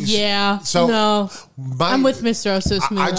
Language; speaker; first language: English; native; English